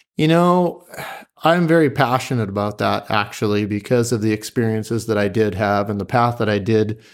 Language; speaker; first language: English; native; English